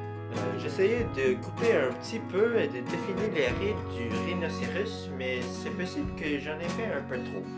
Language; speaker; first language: French; non-native, fluent; English